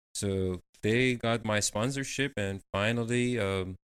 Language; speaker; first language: English; non-native, fluent; Persian